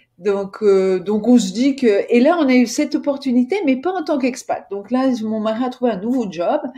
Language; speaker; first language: French; native; French